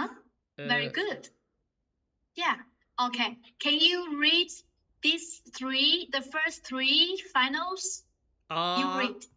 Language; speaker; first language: English; non-native, fluent; Chinese